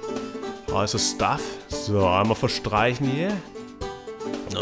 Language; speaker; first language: German; native; German